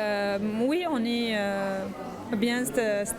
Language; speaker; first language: French; non-native, learner; Arabic